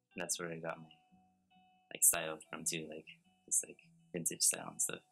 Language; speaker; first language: English; native; English